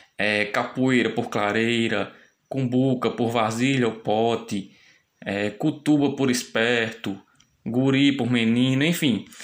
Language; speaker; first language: Portuguese; native; Portuguese